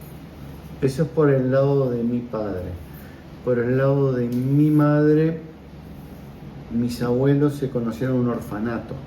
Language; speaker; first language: Spanish; native; Spanish